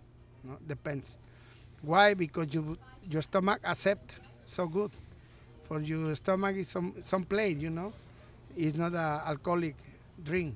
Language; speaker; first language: English; non-native, learner; Spanish